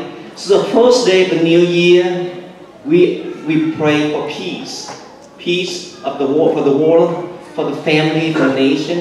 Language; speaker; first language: English; non-native, fluent; Vietnamese